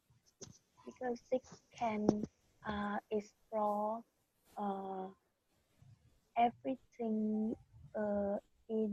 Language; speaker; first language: English; non-native, learner; Vietnamese